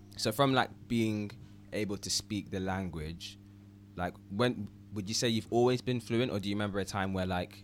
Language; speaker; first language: English; early bilingual, other home language; Ganda